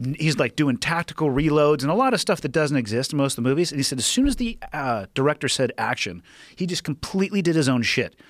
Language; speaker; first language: English; native; English